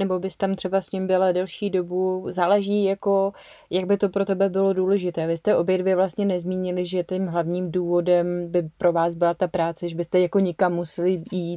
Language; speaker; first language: Czech; native; Czech